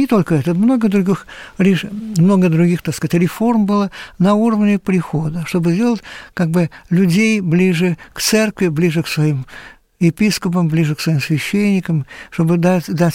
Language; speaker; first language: Russian; native; Russian